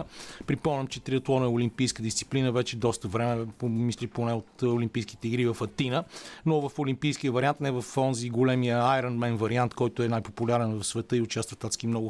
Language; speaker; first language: Bulgarian; native; Bulgarian